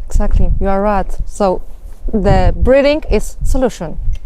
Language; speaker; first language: English; non-native, fluent; Polish